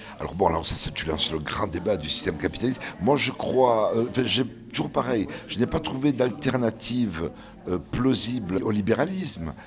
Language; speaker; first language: French; early bilingual, other home language; Kabyle